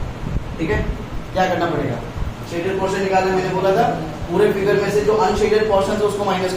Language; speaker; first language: Hindi; native; Hindi